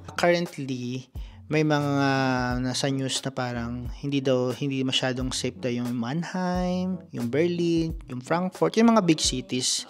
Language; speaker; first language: Filipino; native; Filipino